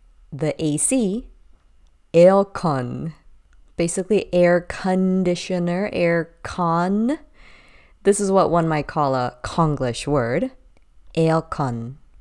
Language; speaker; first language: English; early bilingual, other home language; Korean